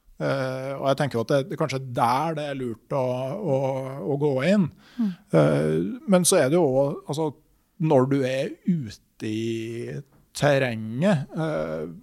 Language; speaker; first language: Norwegian; native; Norwegian